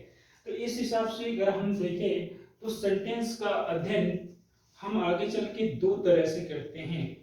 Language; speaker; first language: Hindi; native; Hindi